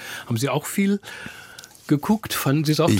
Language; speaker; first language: German; native; German